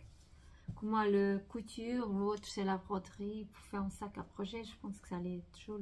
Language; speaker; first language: French; non-native, fluent; Portuguese